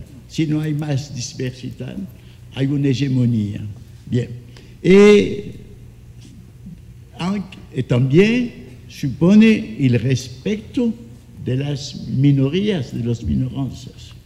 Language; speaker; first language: Spanish; non-native, fluent; French